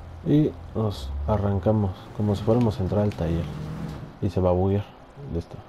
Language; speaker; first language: Spanish; native; Spanish